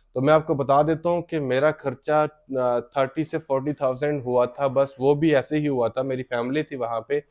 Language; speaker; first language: Hindi; native; Hindi